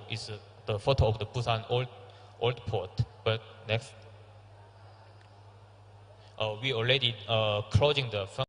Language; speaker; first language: English; non-native, learner; Korean